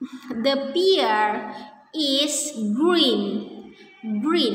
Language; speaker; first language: English; non-native, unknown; Indonesian